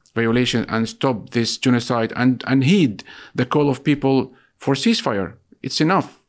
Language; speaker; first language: English; non-native, fluent; Arabic